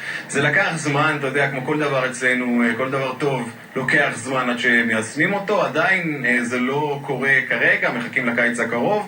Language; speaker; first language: Hebrew; native; Hebrew